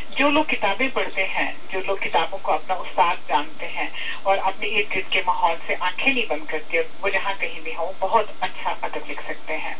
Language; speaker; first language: Urdu; native; Urdu